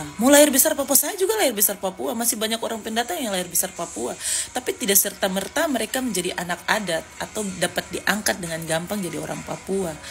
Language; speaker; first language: Indonesian; native; Indonesian